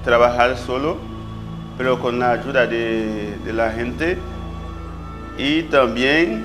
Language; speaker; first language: Spanish; non-native, fluent; Haitian Creole